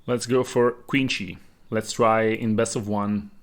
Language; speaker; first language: English; non-native, fluent; Italian